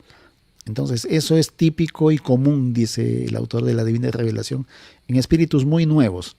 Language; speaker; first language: Spanish; native; Spanish